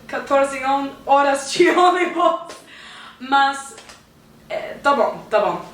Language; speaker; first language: Portuguese; non-native, learner; English